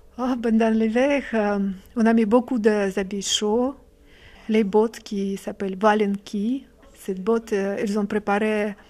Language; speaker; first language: French; non-native, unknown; Russian